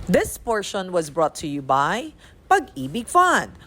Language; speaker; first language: English; non-native, local second language; Filipino